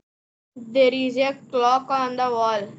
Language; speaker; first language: English; non-native, learner; Telugu